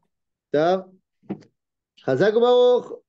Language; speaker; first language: Hebrew; non-native, fluent; French